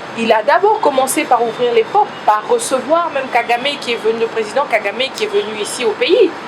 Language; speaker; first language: French; non-native, local second language; Lingala